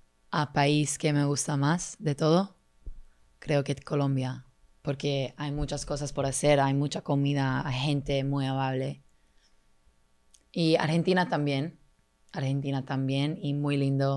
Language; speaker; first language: Spanish; non-native, learner; English